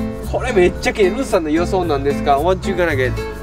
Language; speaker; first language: Japanese; native; Japanese